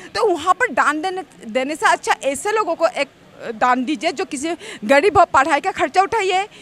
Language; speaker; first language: Hindi; non-native, local second language; Assamese